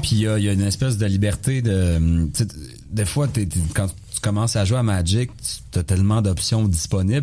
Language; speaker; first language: French; native; French